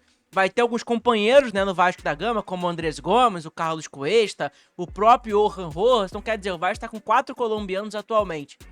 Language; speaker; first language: Portuguese; native; Portuguese